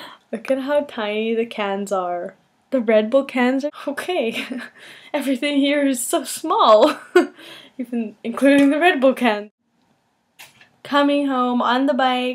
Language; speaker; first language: English; native; English